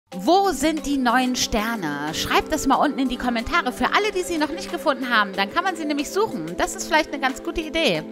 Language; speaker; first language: German; native; German